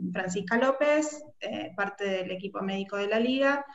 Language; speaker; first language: Spanish; native; Spanish